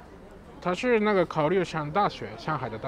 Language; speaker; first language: Chinese; non-native, fluent; Japanese